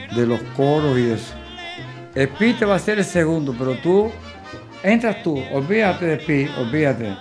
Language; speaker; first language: Spanish; native; Spanish